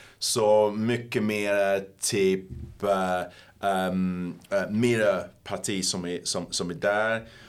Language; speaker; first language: Swedish; non-native, fluent; English